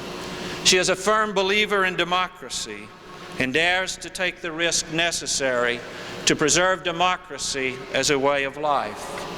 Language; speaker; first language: English; native; English